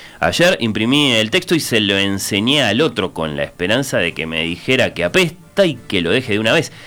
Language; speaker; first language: Spanish; native; Spanish